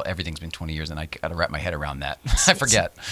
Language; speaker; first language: English; native; English